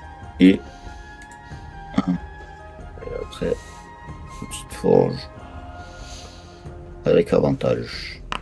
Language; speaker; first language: French; native; French